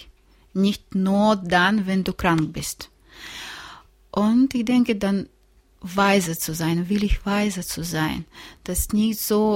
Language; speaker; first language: German; non-native, learner; Russian